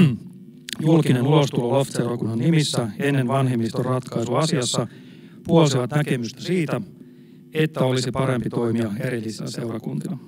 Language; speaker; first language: Finnish; native; Finnish